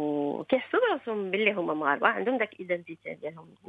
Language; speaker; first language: Arabic; early bilingual, heritage; Arabic